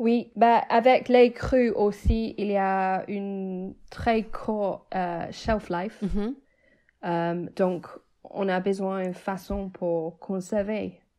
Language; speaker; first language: French; non-native, fluent; English